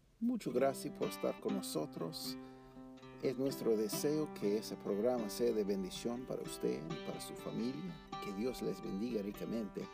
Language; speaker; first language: Spanish; non-native, fluent; English